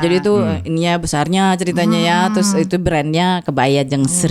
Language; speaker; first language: Indonesian; native; Indonesian